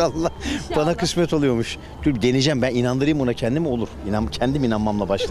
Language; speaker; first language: Turkish; native; Turkish